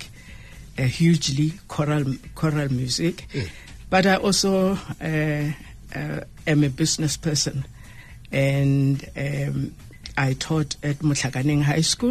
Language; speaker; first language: English; non-native, local second language; Northern Sotho